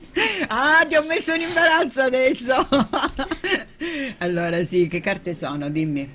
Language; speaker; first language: Italian; native; Italian